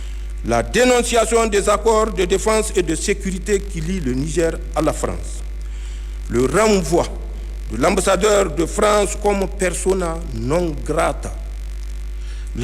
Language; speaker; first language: French; non-native, local second language; Hausa